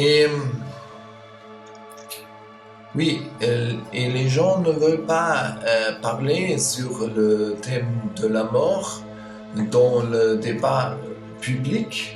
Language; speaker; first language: French; non-native, learner; German